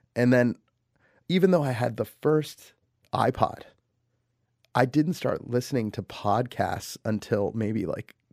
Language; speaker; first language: English; native; English